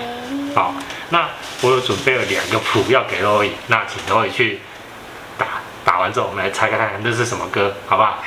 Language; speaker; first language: Chinese; native; Chinese